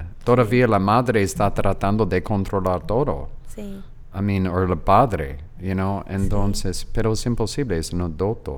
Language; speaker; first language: Spanish; non-native, fluent; English